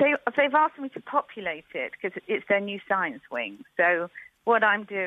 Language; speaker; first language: English; native; English